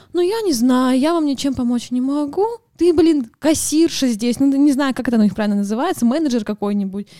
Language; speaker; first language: Russian; native; Russian